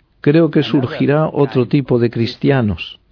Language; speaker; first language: Spanish; non-native, fluent; Arabic